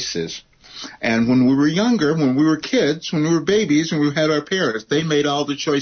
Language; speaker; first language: English; native; English